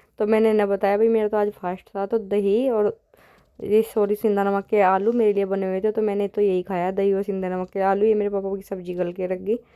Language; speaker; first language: Hindi; native; Hindi